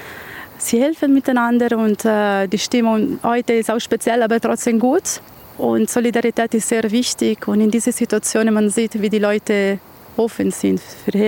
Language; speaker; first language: German; non-native, local second language; Italian